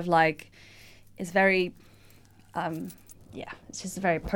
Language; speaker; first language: English; non-native, fluent; Russian